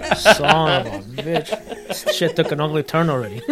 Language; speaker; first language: English; early bilingual, other home language; Spanish